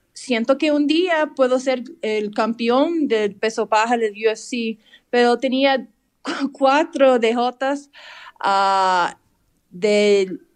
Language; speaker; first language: Spanish; early bilingual, heritage; English